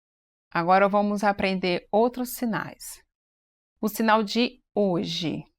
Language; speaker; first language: Portuguese; native; Portuguese